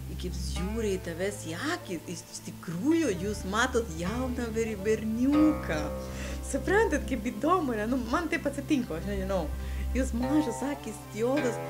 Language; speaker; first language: Lithuanian; non-native, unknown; Spanish